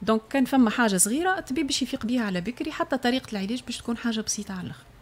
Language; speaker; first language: Arabic; native; Arabic